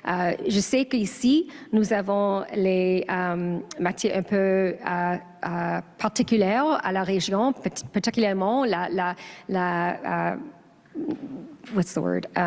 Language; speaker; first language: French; non-native, learner; English